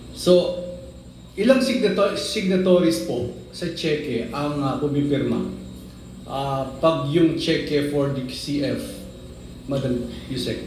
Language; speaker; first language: Filipino; native; Filipino